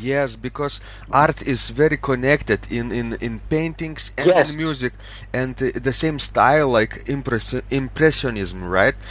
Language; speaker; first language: English; non-native, fluent; Lithuanian